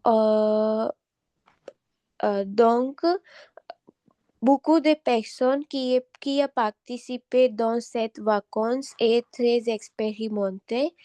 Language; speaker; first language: French; non-native, learner; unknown